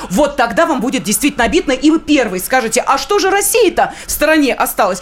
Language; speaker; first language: Russian; native; Russian